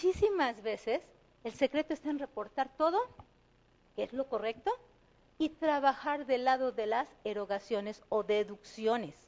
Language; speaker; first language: Spanish; native; Spanish